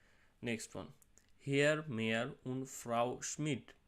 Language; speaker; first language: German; non-native, learner; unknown